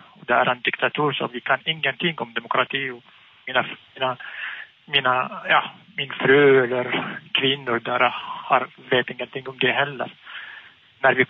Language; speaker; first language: Swedish; non-native, fluent; Arabic